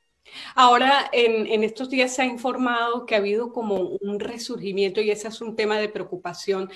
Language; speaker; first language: Spanish; native; Spanish